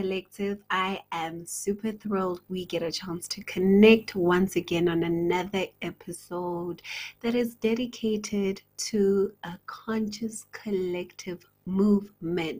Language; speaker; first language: English; non-native, local second language; Zulu